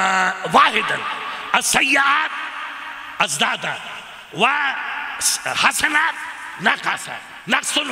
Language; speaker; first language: Arabic; non-native, learner; Urdu